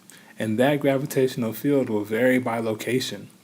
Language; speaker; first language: English; native; English